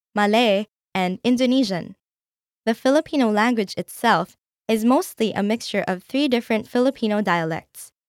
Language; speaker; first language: English; non-native, local second language; Filipino